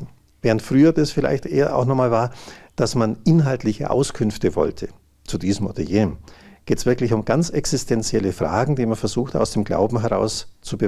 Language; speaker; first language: German; native; German